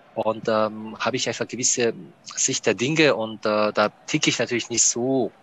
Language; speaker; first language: German; non-native, fluent; Japanese